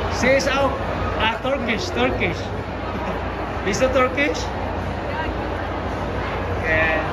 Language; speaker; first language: German; non-native, learner; Filipino